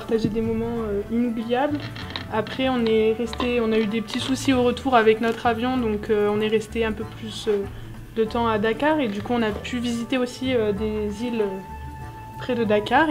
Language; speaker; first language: French; native; French